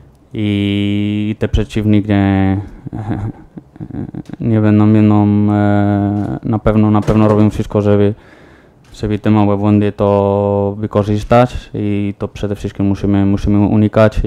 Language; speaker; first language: Polish; non-native, learner; Spanish